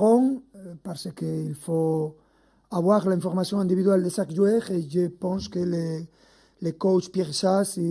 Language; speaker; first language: French; non-native, fluent; Spanish